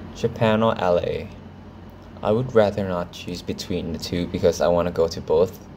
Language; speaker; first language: English; non-native, fluent; Thai